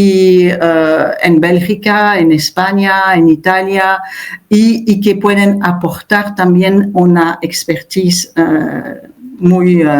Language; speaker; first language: Spanish; non-native, fluent; French